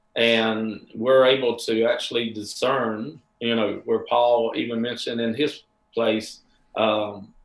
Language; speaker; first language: English; native; English